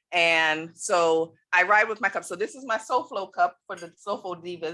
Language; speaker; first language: English; native; English